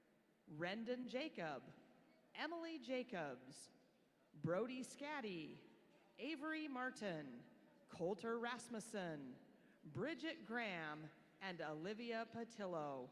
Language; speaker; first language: English; native; English